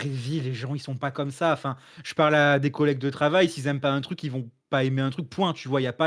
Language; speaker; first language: French; native; French